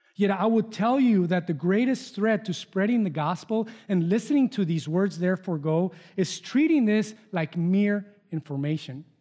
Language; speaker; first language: English; non-native, fluent; Spanish